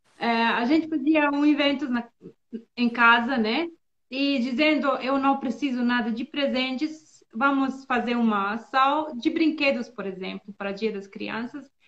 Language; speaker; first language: Portuguese; non-native, learner; Bosnian